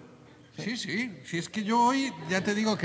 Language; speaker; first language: Spanish; native; Spanish